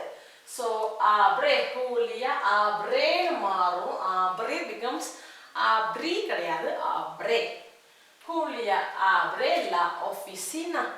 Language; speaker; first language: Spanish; non-native, fluent; Tamil